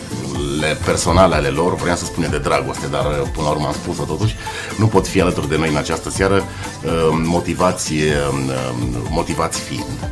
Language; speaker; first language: Romanian; native; Romanian